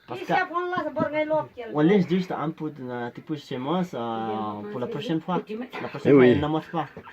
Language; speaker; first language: French; non-native, learner; Nepali